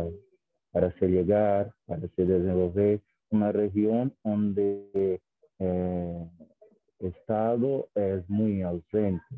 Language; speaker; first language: Spanish; non-native, fluent; Portuguese